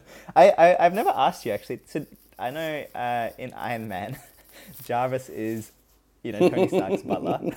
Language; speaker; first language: English; early bilingual, other home language; Hindi